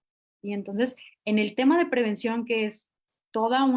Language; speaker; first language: Spanish; native; Spanish